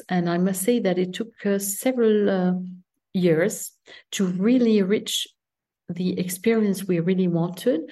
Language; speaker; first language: English; non-native, fluent; French